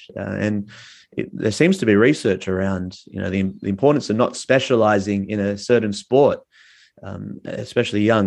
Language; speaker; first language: English; native; English